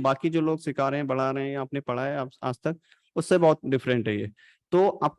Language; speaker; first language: Hindi; native; Hindi